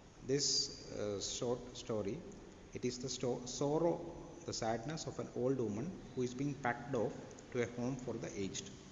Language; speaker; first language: English; non-native, local second language; Malayalam